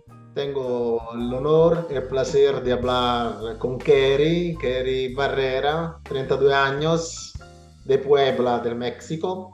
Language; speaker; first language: Spanish; non-native, learner; Italian